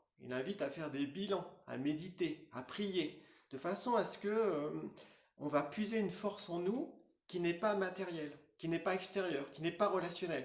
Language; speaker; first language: French; native; French